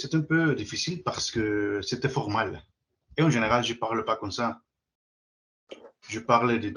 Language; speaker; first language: French; non-native, fluent; Spanish